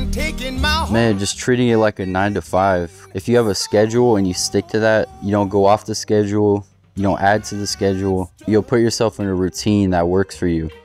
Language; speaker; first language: English; native; English